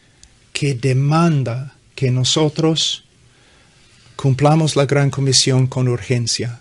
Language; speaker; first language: Spanish; non-native, fluent; English